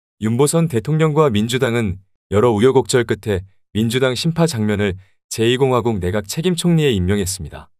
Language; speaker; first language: Korean; native; Korean